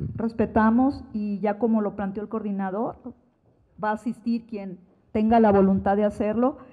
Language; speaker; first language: Spanish; native; Spanish